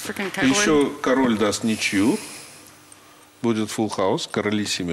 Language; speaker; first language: Russian; native; Russian